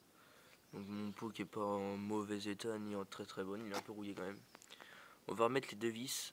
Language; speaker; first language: French; native; French